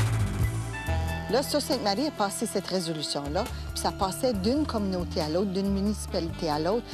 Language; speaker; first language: French; native; French